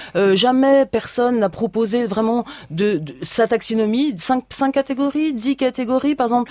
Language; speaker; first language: French; native; French